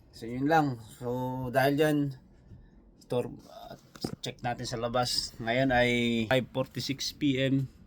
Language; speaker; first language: Filipino; non-native, local second language; Cebuano